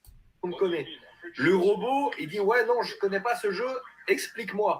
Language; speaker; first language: French; native; French